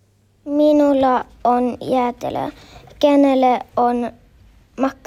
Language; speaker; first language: Finnish; early bilingual, heritage; Finnish